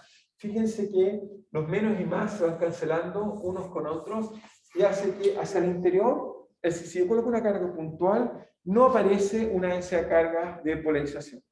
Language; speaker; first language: Spanish; native; Spanish